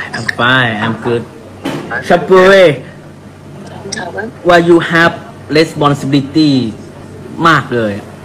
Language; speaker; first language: English; non-native, learner; Thai